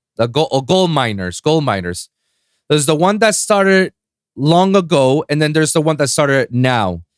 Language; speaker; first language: English; non-native, local second language; Spanish